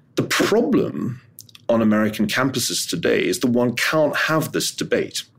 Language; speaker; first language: English; native; English